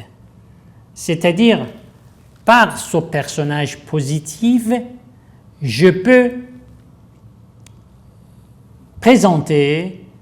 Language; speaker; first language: French; non-native, fluent; Persian